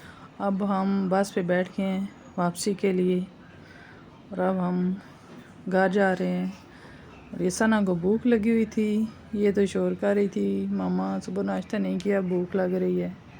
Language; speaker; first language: Hindi; native; Hindi